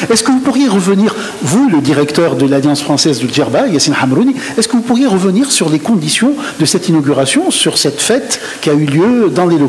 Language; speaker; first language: French; non-native, local second language; Arabic